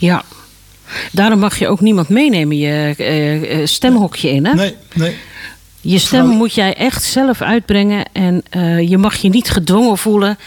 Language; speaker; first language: Dutch; native; Dutch